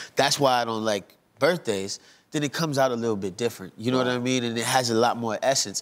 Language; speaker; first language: English; native; English